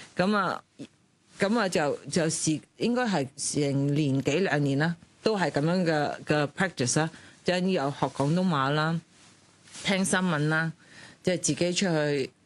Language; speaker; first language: Cantonese; non-native, fluent; Chinese